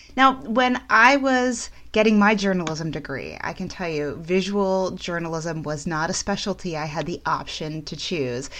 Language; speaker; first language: English; native; English